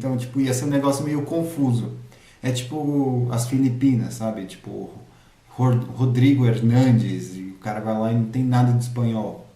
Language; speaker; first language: Portuguese; native; Portuguese